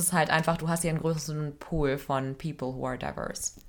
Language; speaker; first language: German; native; German